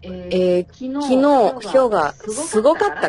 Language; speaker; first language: Japanese; non-native, learner; Spanish